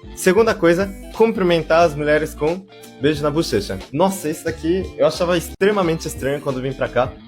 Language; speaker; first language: Portuguese; early bilingual, other home language; Japanese